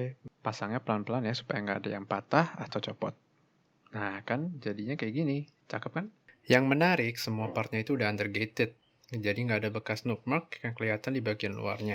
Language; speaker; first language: Indonesian; native; Indonesian